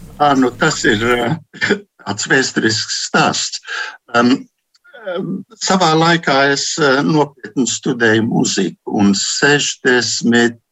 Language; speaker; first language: Latvian; early bilingual, heritage; Latvian